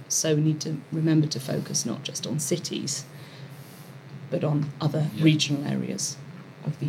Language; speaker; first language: English; native; English